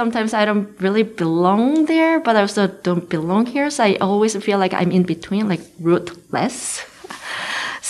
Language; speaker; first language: English; non-native, fluent; Korean